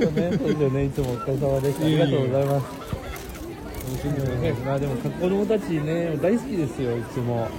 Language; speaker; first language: Japanese; non-native, fluent; French